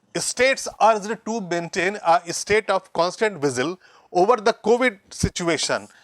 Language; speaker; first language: English; non-native, local second language; Hindi